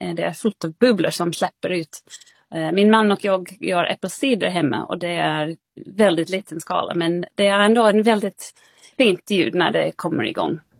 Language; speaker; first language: Swedish; non-native, fluent; English